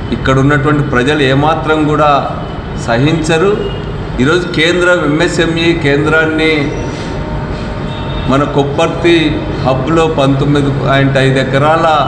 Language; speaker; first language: Telugu; native; Telugu